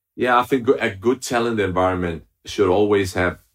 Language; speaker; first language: English; non-native, fluent; Danish